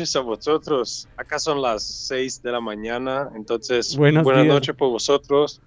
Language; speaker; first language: Spanish; non-native, learner; Italian